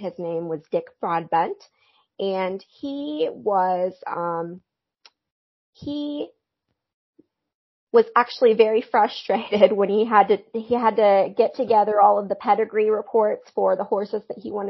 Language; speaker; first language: English; native; English